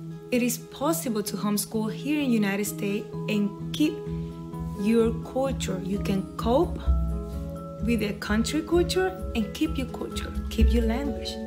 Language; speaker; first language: English; non-native, fluent; Spanish